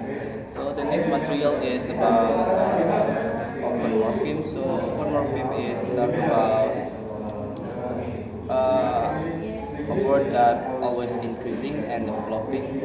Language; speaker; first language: English; non-native, learner; Indonesian